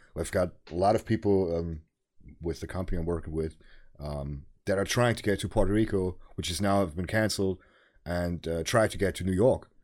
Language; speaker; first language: English; non-native, fluent; German